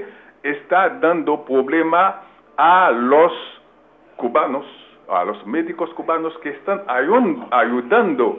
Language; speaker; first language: Spanish; non-native, fluent; French